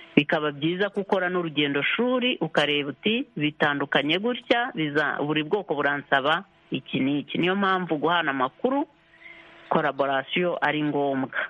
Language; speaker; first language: Kinyarwanda; native; Kinyarwanda